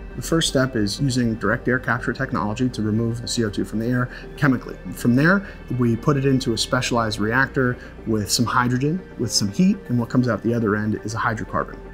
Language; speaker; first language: English; native; English